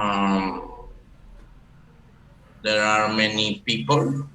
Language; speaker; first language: English; non-native, learner; Spanish